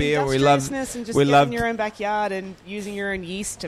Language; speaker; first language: English; native; English